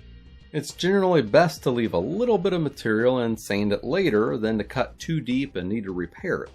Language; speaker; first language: English; native; English